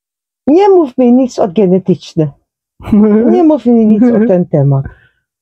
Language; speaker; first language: Polish; non-native, learner; Dutch